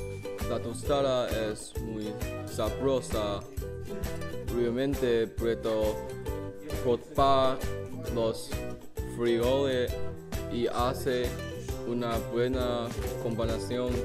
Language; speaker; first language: Spanish; non-native, learner; English